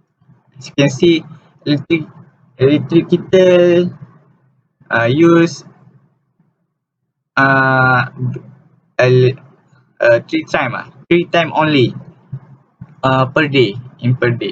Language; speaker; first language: English; non-native, local second language; Malay